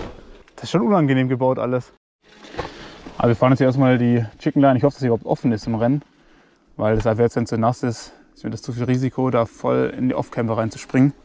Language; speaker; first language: German; native; German